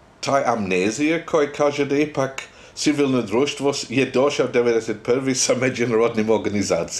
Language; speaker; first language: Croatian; non-native, fluent; English